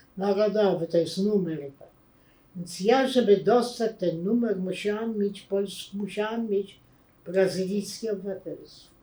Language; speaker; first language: Polish; native; Polish